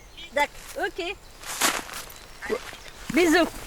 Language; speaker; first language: French; non-native, fluent; German